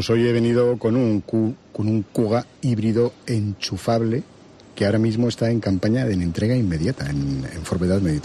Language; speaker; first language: Spanish; native; Spanish